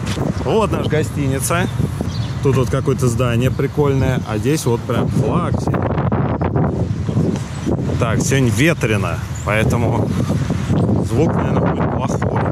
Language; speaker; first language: Russian; native; Russian